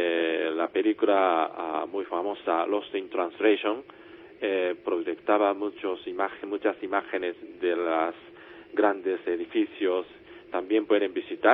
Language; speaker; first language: Spanish; non-native, fluent; Japanese